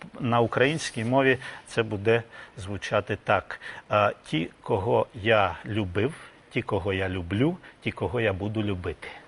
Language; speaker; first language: Ukrainian; non-native, local second language; Russian